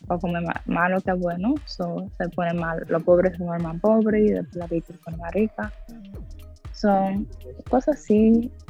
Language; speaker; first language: Spanish; early bilingual, heritage; English